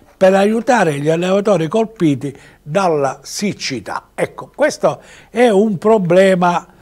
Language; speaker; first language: Italian; native; Italian